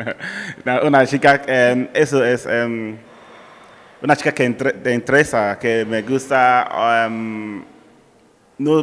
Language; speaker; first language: Spanish; non-native, learner; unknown